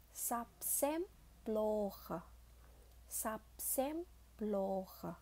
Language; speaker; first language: Russian; non-native, fluent; Vietnamese